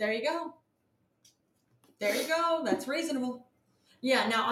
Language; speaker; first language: English; native; English